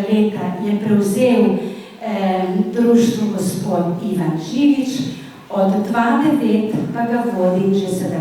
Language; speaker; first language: Slovenian; native; Slovenian